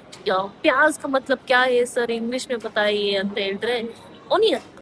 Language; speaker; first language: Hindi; non-native, local second language; Kannada